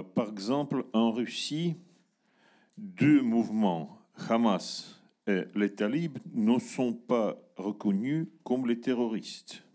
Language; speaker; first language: French; non-native, learner; Russian